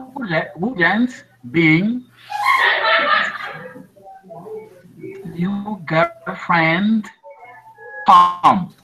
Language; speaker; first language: English; non-native, learner; Spanish